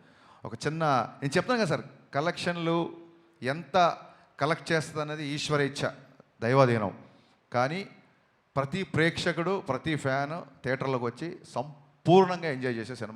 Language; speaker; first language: Telugu; native; Telugu